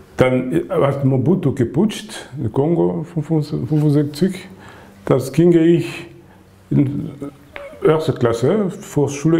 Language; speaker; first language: German; non-native, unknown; Lingala